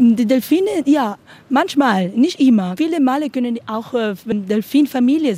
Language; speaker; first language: German; non-native, learner; Spanish